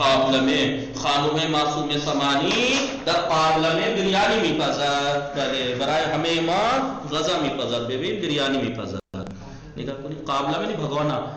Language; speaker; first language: Persian; non-native, fluent; Urdu